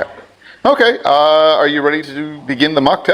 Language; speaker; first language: English; native; English